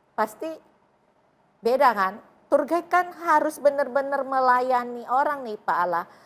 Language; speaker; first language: Indonesian; native; Indonesian